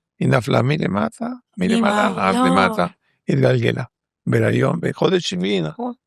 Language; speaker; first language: Hebrew; non-native, fluent; Spanish